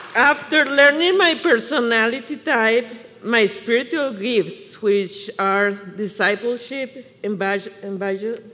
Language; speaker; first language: English; non-native, fluent; Spanish